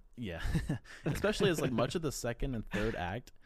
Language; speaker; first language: English; native; English